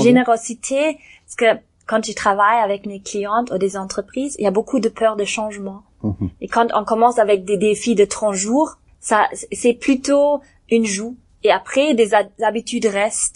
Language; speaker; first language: French; non-native, learner; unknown